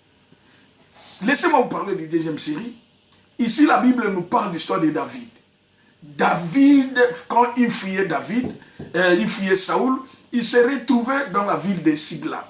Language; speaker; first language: French; non-native, local second language; Lingala